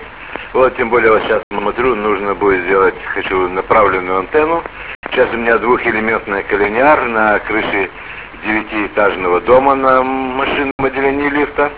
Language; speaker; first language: Russian; native; Russian